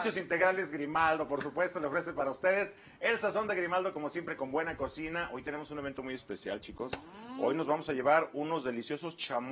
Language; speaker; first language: Spanish; native; Spanish